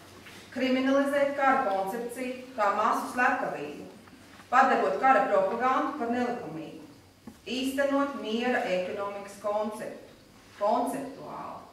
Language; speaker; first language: Latvian; native; Latvian